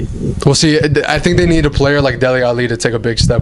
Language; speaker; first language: English; native; English